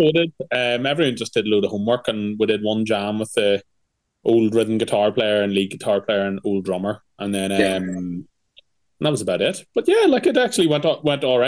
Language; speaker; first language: English; native; English